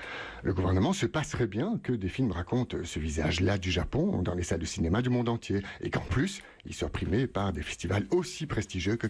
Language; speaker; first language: French; native; French